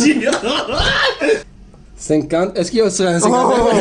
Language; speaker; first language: French; native; French